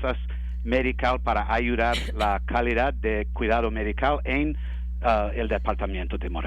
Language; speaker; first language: Spanish; non-native, learner; English